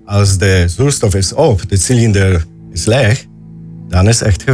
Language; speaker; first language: Dutch; non-native, learner; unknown